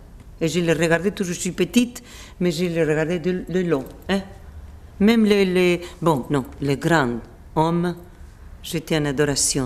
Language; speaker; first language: French; non-native, fluent; Spanish